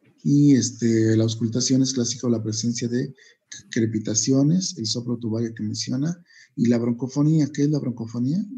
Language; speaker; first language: Spanish; native; Spanish